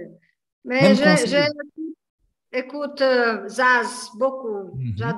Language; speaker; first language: French; non-native, learner; Portuguese